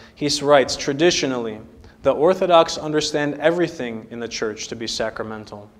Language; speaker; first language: English; native; English